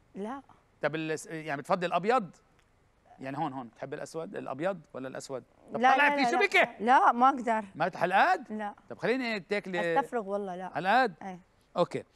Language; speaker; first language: Arabic; native; Arabic